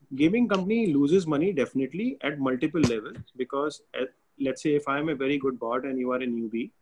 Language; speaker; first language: English; non-native, local second language; Hindi